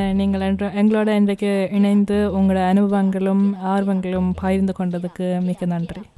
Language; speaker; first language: Tamil; early bilingual, heritage; Tamil